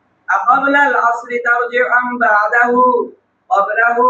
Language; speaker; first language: Arabic; non-native, learner; Bangla